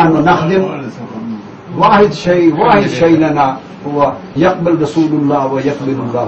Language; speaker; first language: Arabic; non-native, learner; Urdu